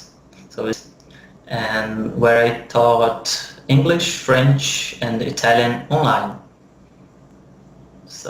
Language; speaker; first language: English; non-native, fluent; Portuguese